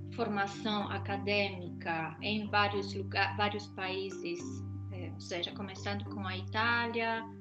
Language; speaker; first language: Portuguese; non-native, fluent; Polish